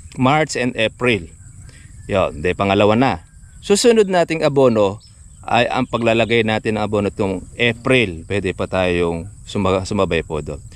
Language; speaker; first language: Filipino; native; Filipino